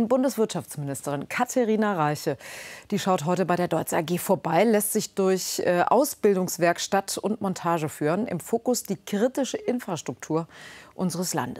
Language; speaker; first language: German; native; German